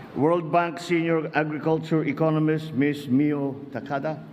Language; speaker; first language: English; non-native, local second language; Filipino